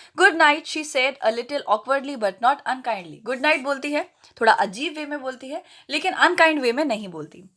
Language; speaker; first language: Hindi; native; Hindi